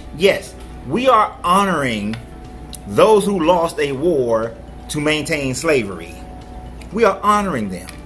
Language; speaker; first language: English; native; English